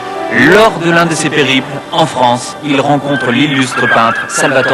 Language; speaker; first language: French; native; French